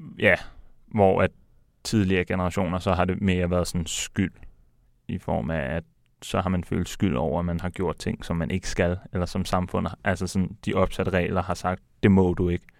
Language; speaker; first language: Danish; native; Danish